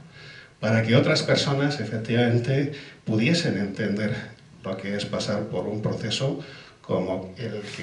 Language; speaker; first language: Spanish; native; Spanish